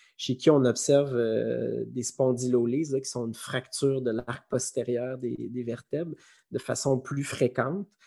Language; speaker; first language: French; native; French